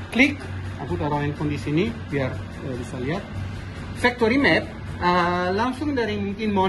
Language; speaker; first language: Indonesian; non-native, learner; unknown